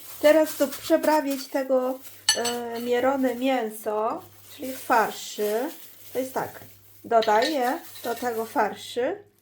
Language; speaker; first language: Polish; non-native, learner; Chinese